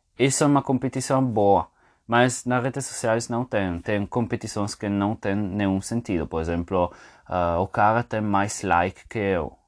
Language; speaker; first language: Portuguese; non-native, fluent; French